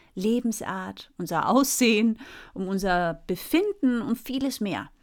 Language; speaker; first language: German; non-native, fluent; Danish